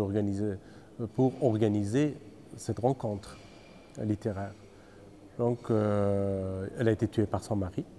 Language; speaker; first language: French; non-native, fluent; Persian